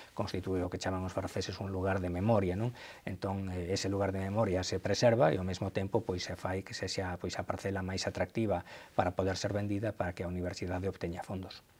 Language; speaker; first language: Galician; non-native, local second language; Spanish